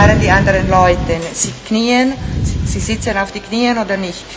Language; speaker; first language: German; non-native, local second language; Italian